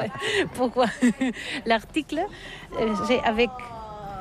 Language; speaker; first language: French; non-native, learner; Catalan